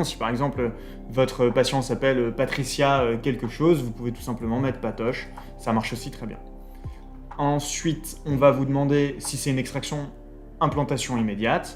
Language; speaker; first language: French; native; French